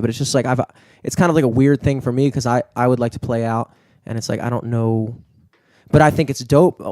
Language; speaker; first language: English; native; English